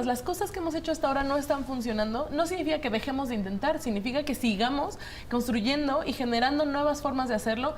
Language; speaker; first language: Spanish; native; Spanish